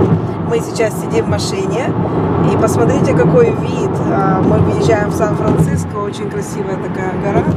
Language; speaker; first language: Russian; native; Russian